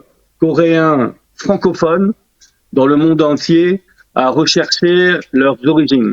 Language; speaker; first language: French; early bilingual, other home language; Korean